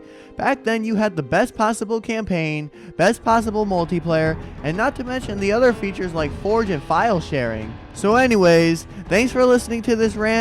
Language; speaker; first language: English; native; English